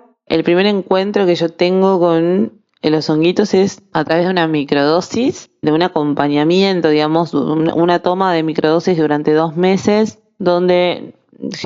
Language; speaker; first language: Spanish; native; Spanish